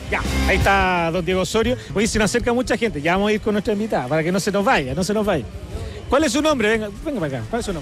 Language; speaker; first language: Spanish; native; Spanish